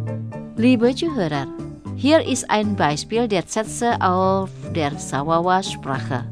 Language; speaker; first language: German; non-native, fluent; Indonesian